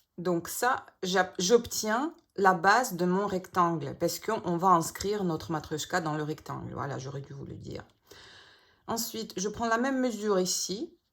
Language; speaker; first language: French; non-native, fluent; Russian